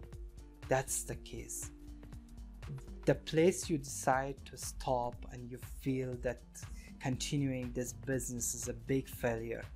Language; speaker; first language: English; non-native, fluent; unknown